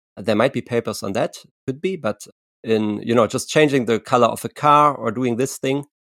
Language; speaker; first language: English; non-native, fluent; German